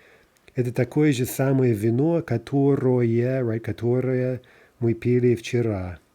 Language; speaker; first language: Russian; non-native, fluent; English